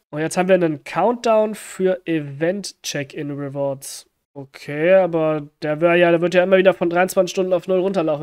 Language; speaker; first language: German; native; German